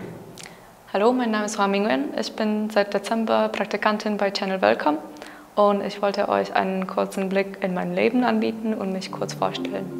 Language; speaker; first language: German; non-native, fluent; Czech